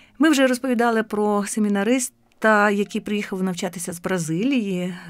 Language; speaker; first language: Ukrainian; native; Ukrainian